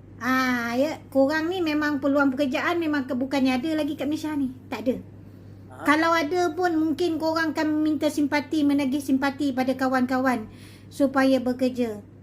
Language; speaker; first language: Malay; native; Malay